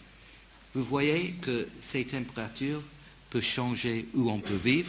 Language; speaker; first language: French; non-native, fluent; English